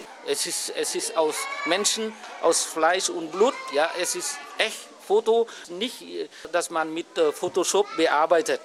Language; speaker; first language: German; non-native, learner; Vietnamese